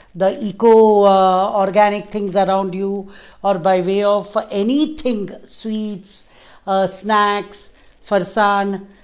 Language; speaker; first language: English; non-native, local second language; Kannada